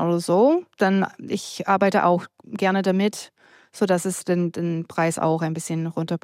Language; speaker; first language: German; non-native, fluent; English